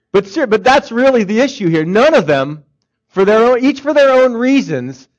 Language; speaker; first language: English; native; English